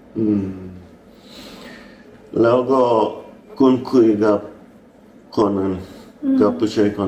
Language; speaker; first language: Thai; non-native, learner; English